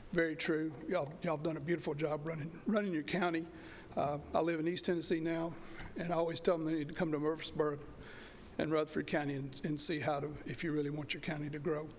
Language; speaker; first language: English; native; English